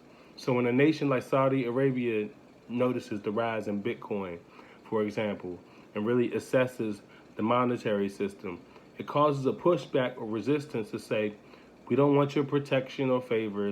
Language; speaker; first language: English; native; English